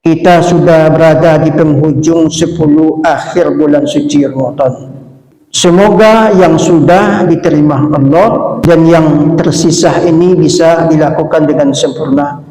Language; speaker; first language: Malay; non-native, local second language; Minangkabau